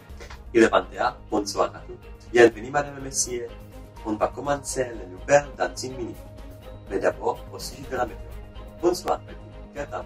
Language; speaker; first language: French; non-native, learner; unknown